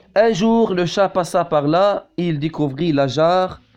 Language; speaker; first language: French; non-native, local second language; Arabic